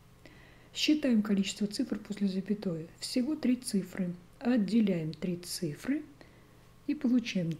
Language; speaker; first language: Russian; native; Russian